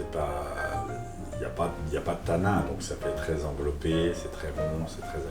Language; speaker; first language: French; native; French